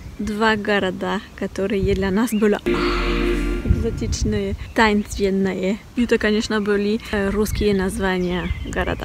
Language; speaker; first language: Russian; non-native, fluent; French